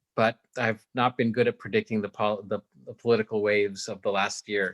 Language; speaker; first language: English; native; English